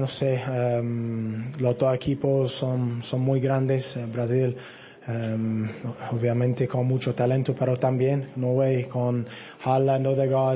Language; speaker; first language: Spanish; non-native, learner; English